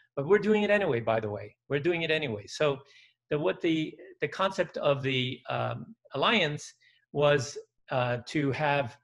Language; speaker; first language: English; early bilingual, other home language; Dutch